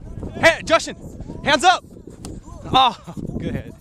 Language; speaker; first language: English; native; English